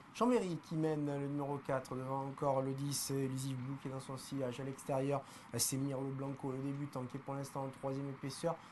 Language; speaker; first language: French; native; French